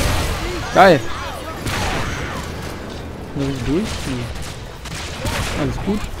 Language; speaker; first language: German; native; German